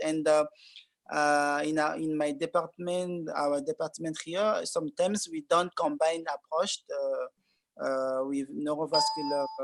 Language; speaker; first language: English; non-native, learner; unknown